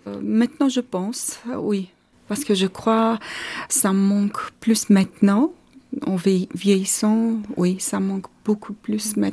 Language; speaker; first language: French; non-native, fluent; Armenian